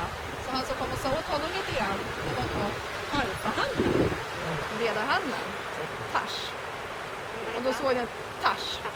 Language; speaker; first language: Swedish; native; Swedish